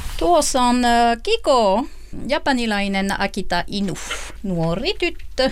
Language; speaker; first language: Finnish; non-native, fluent; French